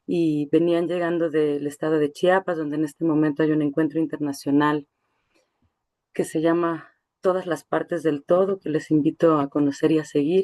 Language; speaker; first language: Spanish; native; Spanish